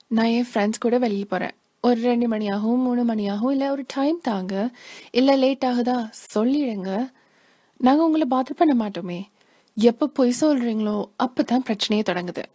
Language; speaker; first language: Tamil; early bilingual, heritage; Tamil